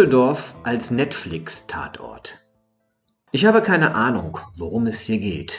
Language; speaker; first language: German; native; German